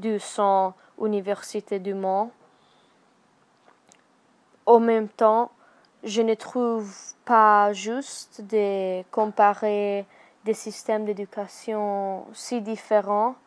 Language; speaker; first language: French; non-native, learner; Italian